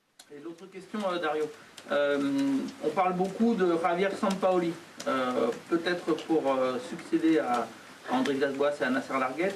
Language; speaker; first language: French; native; French